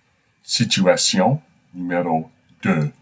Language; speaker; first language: French; non-native, fluent; English